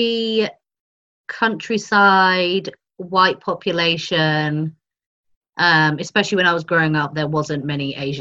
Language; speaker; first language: English; native; English